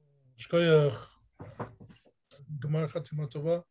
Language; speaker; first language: Hebrew; non-native, learner; English